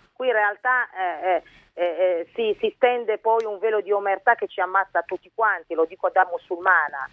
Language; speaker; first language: Italian; early bilingual, other home language; Arabic